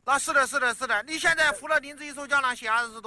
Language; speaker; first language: Chinese; native; Chinese